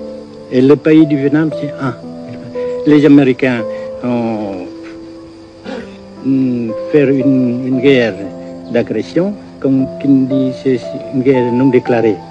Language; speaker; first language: French; non-native, local second language; Vietnamese